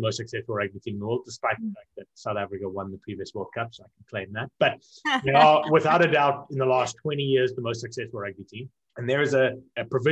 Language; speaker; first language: English; native; English